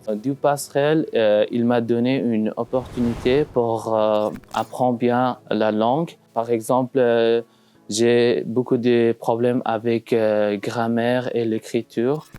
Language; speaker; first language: French; non-native, learner; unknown